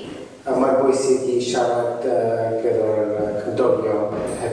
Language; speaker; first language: Welsh; non-native, learner; English